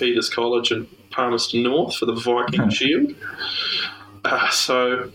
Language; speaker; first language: English; native; English